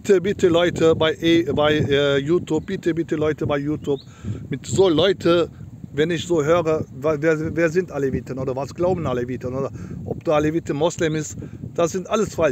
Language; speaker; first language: German; non-native, learner; Turkish